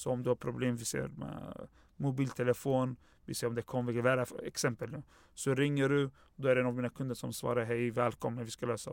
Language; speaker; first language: Swedish; non-native, fluent; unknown